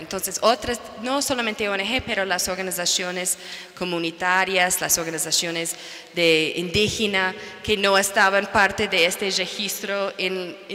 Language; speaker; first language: Spanish; non-native, fluent; English